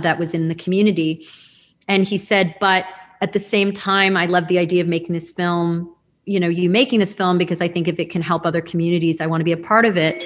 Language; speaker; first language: English; native; English